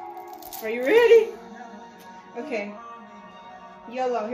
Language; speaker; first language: English; native; English